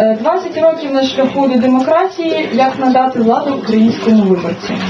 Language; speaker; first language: Ukrainian; native; Ukrainian